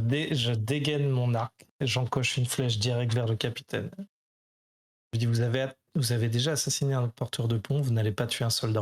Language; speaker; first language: French; native; French